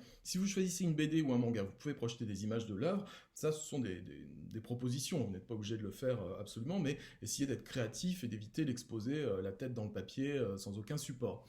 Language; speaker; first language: French; native; French